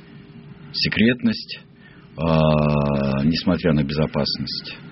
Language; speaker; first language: Russian; native; Russian